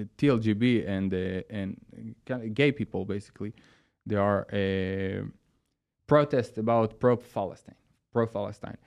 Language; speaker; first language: English; non-native, fluent; Hebrew